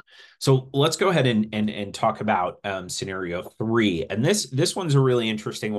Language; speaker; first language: English; native; English